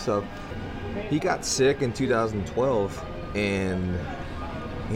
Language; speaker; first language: English; native; English